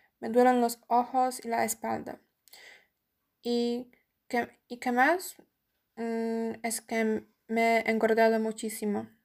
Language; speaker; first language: Spanish; non-native, learner; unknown